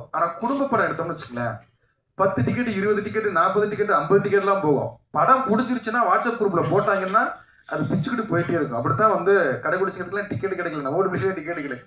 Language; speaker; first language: Tamil; native; Tamil